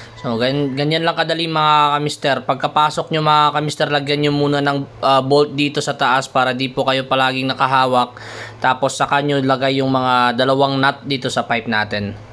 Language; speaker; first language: Filipino; non-native, local second language; Cebuano